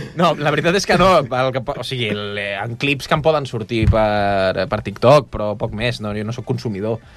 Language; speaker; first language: Catalan; early bilingual, other home language; Spanish